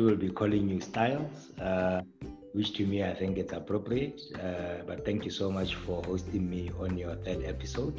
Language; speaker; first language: English; non-native, local second language; Tswana